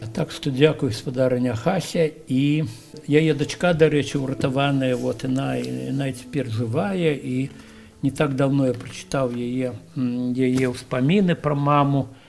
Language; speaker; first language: Belarusian; native; Belarusian